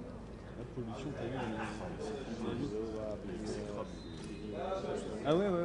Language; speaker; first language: French; native; French